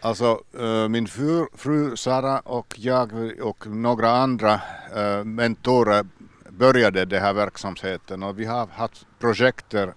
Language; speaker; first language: Swedish; non-native, local second language; Finnish